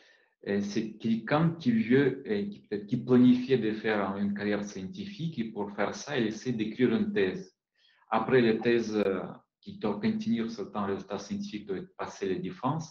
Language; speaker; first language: French; non-native, fluent; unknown